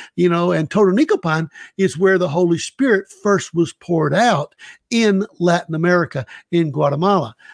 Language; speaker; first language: English; native; English